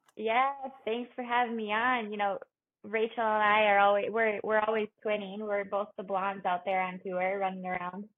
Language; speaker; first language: English; native; English